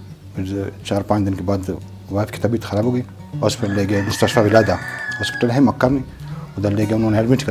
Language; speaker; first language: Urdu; non-native, local second language; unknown